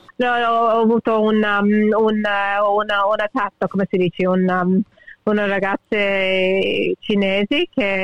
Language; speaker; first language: Italian; early bilingual, heritage; English